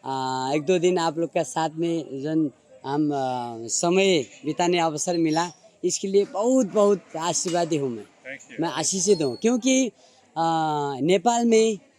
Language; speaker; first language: Hindi; non-native, learner; Nepali